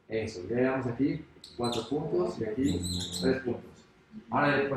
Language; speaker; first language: Spanish; native; Spanish